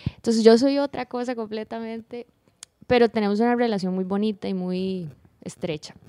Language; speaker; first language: Spanish; native; Spanish